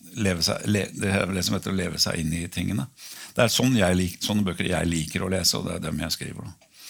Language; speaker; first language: Norwegian; native; Norwegian